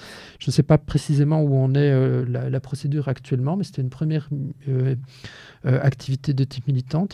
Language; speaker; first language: French; native; French